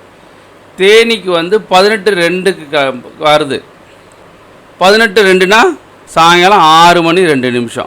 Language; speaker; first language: Tamil; native; Tamil